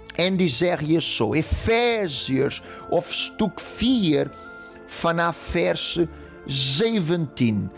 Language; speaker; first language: Dutch; non-native, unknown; Portuguese